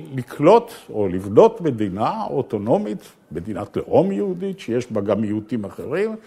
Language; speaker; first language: Hebrew; early bilingual, other home language; Ukrainian